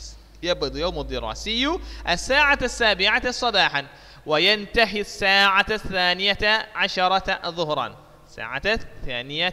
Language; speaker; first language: Arabic; non-native, fluent; Indonesian